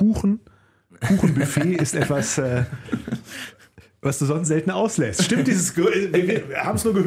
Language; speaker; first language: German; native; German